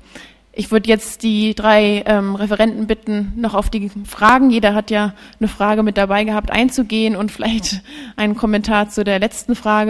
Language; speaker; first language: German; native; German